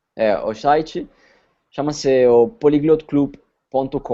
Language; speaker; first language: Portuguese; non-native, fluent; Spanish